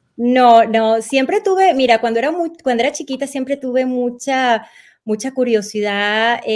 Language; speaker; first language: Spanish; native; Spanish